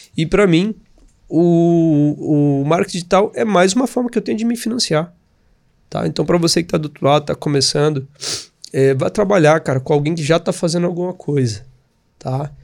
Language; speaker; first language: Portuguese; native; Portuguese